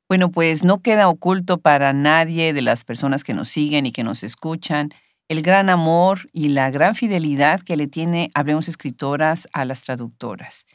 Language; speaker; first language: Spanish; native; Spanish